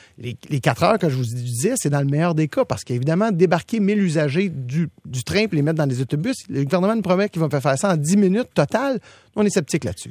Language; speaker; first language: French; native; French